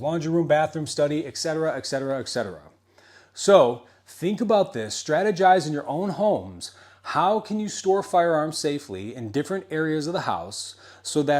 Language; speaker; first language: English; native; English